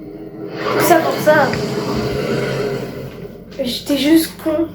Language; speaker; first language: French; native; French